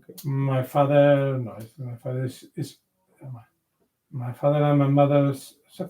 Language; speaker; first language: English; non-native, learner; Spanish